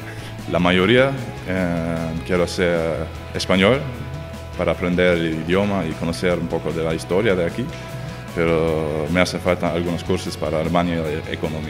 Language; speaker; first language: Spanish; early bilingual, heritage; German